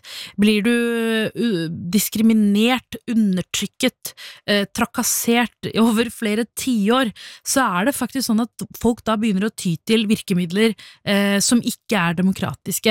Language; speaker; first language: Norwegian; early bilingual, other home language; Tamil